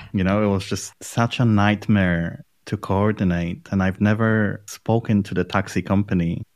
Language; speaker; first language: English; non-native, fluent; Polish